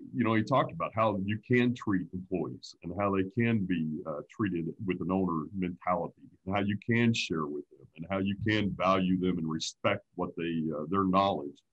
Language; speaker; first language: English; native; English